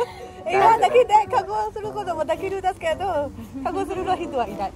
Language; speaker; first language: Japanese; non-native, learner; Burmese